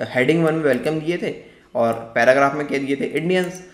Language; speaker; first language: Hindi; native; Hindi